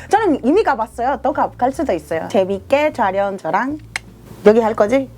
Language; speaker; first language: Korean; non-native, fluent; Spanish